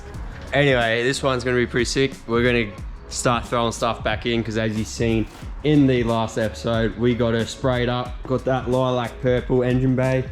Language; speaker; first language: English; native; English